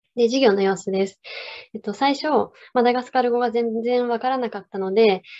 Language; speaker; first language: Japanese; native; Japanese